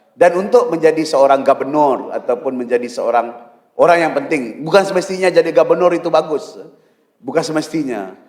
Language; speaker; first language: Malay; native; Malay